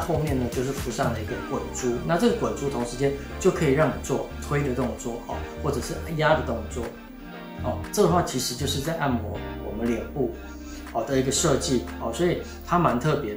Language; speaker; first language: Chinese; native; Chinese